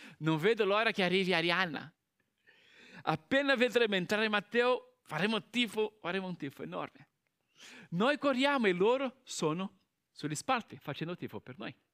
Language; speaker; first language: Italian; non-native, fluent; Portuguese